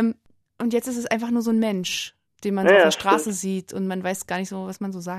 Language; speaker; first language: German; native; German